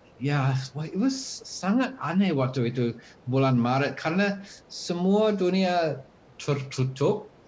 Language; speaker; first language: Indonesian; non-native, fluent; English